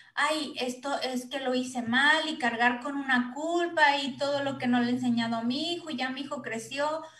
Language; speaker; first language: Spanish; native; Spanish